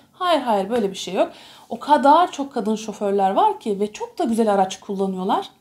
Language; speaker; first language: Turkish; early bilingual, heritage; Turkish